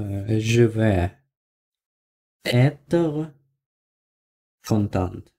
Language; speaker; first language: French; non-native, learner; Russian